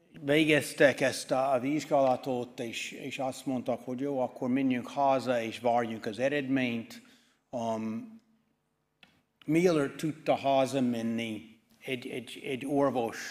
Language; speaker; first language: Hungarian; non-native, fluent; English